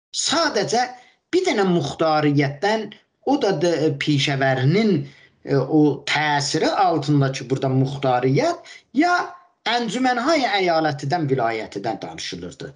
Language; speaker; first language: Azerbaijani; native; Azerbaijani